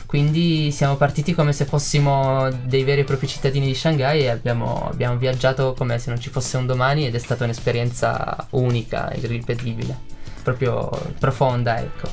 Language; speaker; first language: Italian; early bilingual, other home language; Arabic